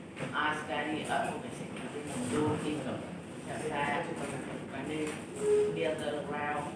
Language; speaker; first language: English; non-native, learner; Vietnamese